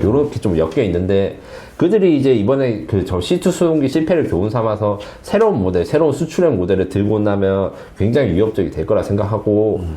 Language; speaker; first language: Korean; native; Korean